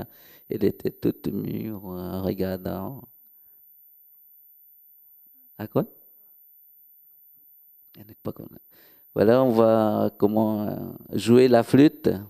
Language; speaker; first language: French; non-native, local second language; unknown